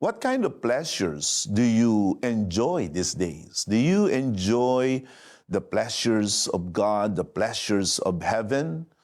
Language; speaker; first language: English; non-native, local second language; Filipino